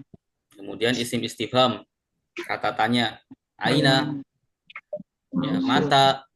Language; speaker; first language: Indonesian; native; Indonesian